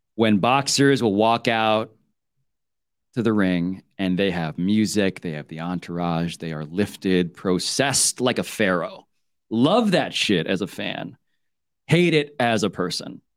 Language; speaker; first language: English; early bilingual, other home language; Filipino